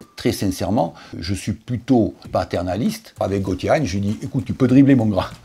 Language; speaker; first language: French; native; French